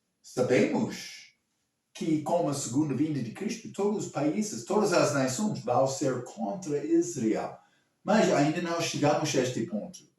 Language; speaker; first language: Portuguese; non-native, local second language; English